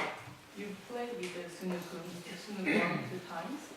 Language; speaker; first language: English; non-native, learner; Korean